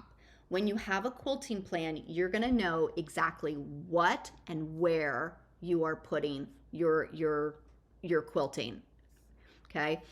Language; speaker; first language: English; native; English